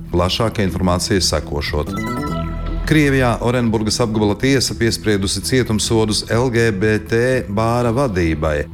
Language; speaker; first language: Latvian; native; Latvian